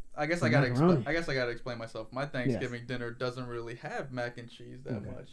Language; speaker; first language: English; native; English